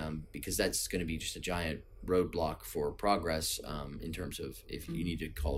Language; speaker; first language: English; native; English